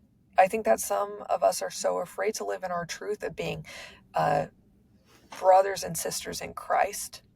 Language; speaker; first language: English; native; English